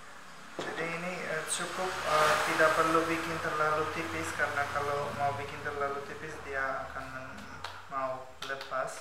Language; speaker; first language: Indonesian; non-native, fluent; Bangla